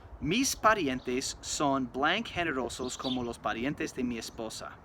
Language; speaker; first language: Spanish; non-native, fluent; English